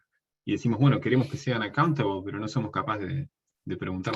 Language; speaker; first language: Spanish; native; Spanish